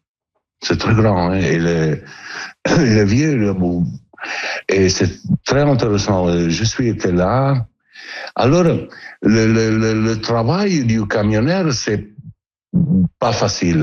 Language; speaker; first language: French; non-native, learner; Italian